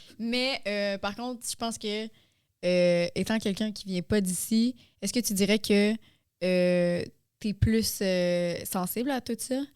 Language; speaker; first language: French; native; French